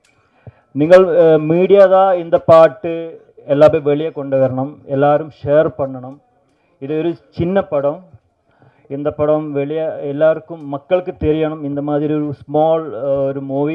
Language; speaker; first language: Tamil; non-native, learner; Malayalam